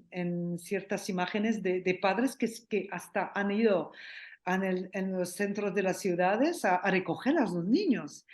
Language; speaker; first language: Spanish; non-native, fluent; French